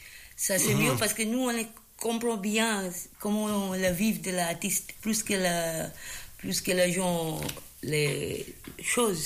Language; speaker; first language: French; non-native, learner; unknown